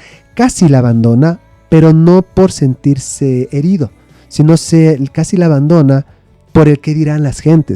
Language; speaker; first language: Spanish; native; Spanish